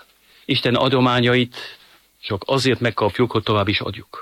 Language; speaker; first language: Hungarian; non-native, fluent; French